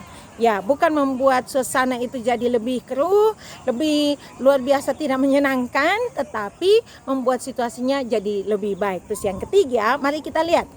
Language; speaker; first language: Indonesian; native; Indonesian